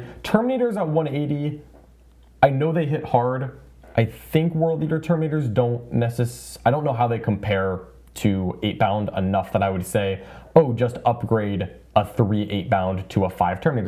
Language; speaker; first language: English; native; English